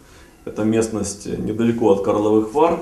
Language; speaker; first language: Russian; native; Russian